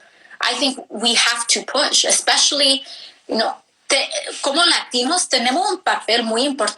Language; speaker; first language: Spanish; early bilingual, heritage; English